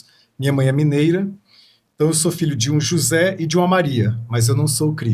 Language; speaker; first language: Portuguese; native; Portuguese